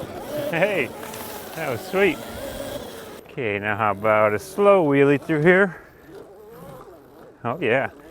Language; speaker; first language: English; native; English